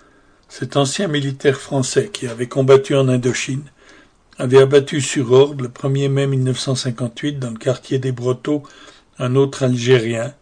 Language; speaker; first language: French; native; French